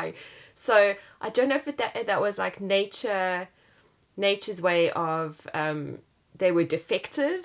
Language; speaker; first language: English; native; English